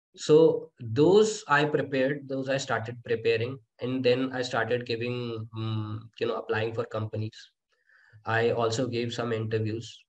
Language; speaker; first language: English; non-native, local second language; Hindi